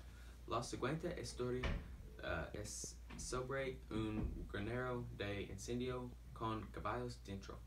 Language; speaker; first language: Spanish; non-native, learner; English